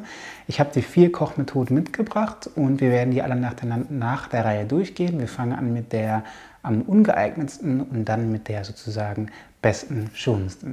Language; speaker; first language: German; native; German